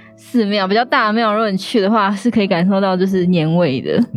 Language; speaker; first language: Chinese; native; Chinese